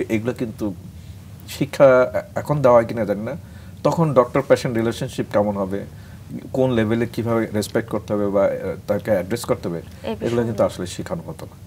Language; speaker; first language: Bangla; native; Bangla